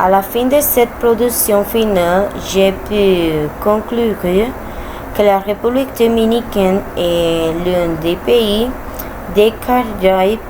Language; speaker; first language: French; non-native, learner; Spanish